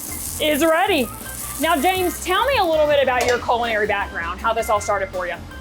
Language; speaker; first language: English; native; English